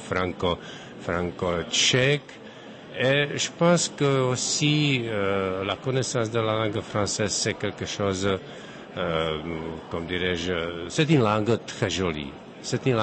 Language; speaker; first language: French; non-native, fluent; Czech